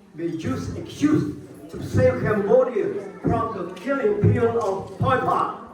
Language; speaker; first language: English; non-native, learner; Khmer